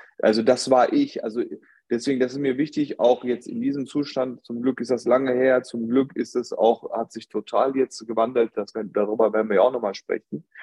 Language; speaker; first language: German; early bilingual, other home language; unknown